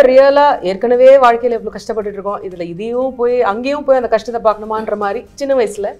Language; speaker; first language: Tamil; native; Tamil